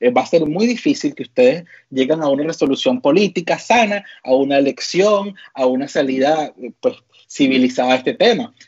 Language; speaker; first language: Spanish; native; Spanish